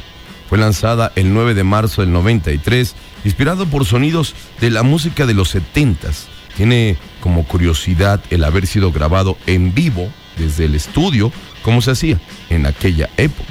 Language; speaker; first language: Spanish; native; Spanish